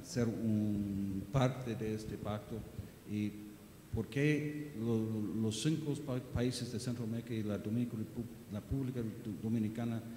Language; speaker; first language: Spanish; non-native, learner; English